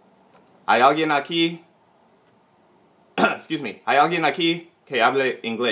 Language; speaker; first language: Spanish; non-native, learner; English